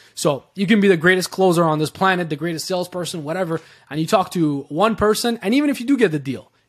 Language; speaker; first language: English; early bilingual, other home language; Persian